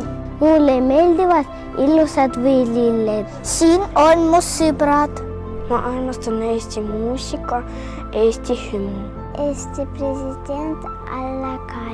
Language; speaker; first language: Estonian; non-native, local second language; Russian